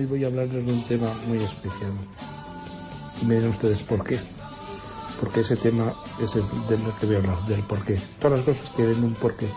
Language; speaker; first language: Spanish; native; Spanish